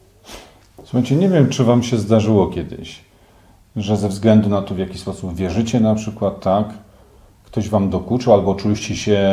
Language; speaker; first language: Polish; native; Polish